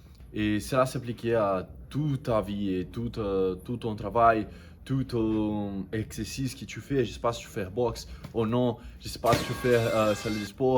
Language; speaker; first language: French; non-native, learner; Portuguese